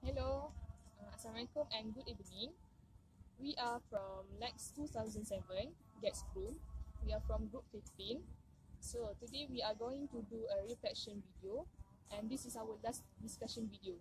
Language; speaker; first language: English; non-native, learner; Malay